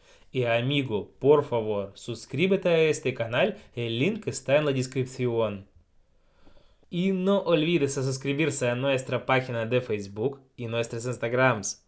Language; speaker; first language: Spanish; non-native, learner; Russian